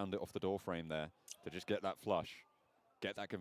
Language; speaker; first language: English; native; English